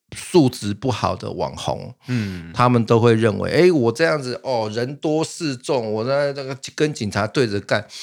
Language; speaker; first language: Chinese; non-native, fluent; Cantonese